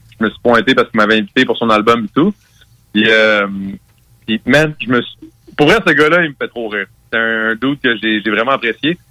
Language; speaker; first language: French; native; French